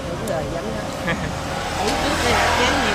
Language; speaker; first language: Vietnamese; native; Vietnamese